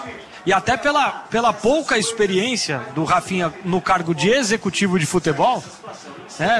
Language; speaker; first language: Portuguese; native; Portuguese